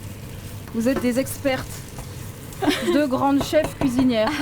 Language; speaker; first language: French; native; French